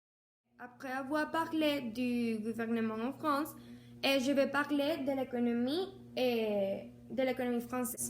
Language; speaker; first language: French; non-native, learner; Spanish